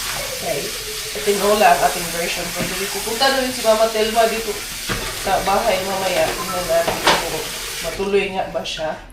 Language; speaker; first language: Filipino; non-native, local second language; Cebuano